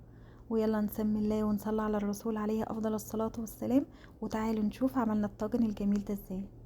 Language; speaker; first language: Arabic; native; Arabic